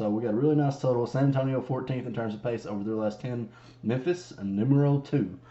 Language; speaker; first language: English; native; English